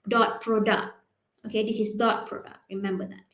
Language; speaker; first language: English; non-native, local second language; Malay